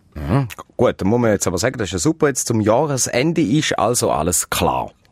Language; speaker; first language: German; native; German